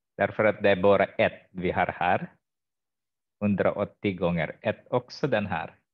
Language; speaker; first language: Swedish; non-native, fluent; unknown